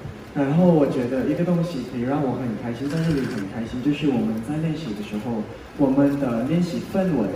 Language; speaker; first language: Chinese; non-native, learner; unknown